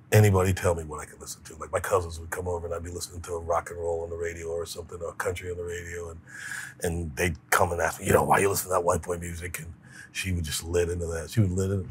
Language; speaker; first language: English; native; English